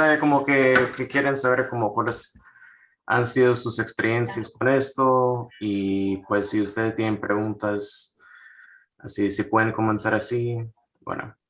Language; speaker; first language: Spanish; non-native, fluent; English